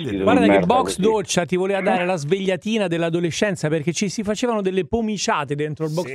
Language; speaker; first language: Italian; native; Italian